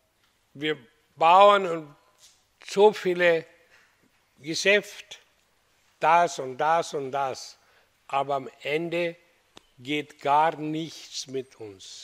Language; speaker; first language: German; non-native, fluent; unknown